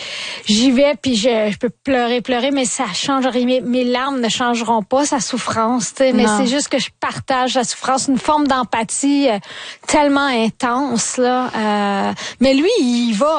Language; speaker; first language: French; native; French